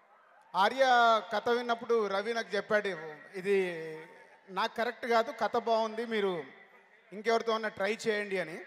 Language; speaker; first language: Telugu; native; Telugu